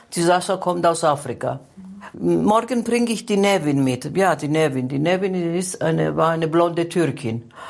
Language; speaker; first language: German; non-native, fluent; Greek